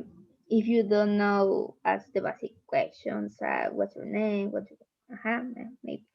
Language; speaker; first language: English; non-native, learner; Spanish